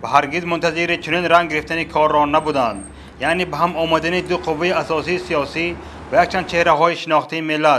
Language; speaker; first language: Persian; native; Persian